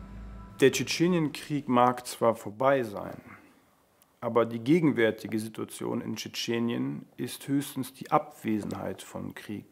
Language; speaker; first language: German; native; German